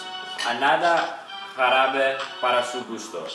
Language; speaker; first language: Spanish; non-native, learner; English